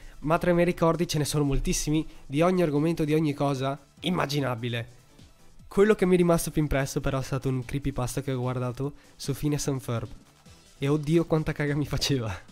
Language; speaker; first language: Italian; early bilingual, heritage; Italian